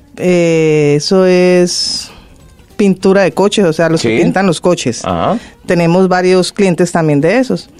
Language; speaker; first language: Spanish; native; Spanish